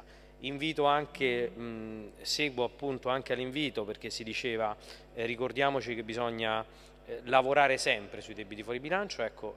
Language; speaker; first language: Italian; native; Italian